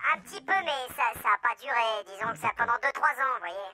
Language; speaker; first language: French; native; French